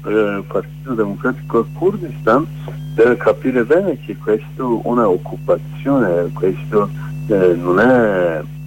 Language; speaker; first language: Italian; non-native, learner; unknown